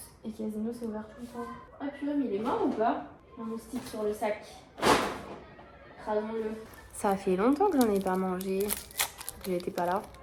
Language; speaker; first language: French; native; French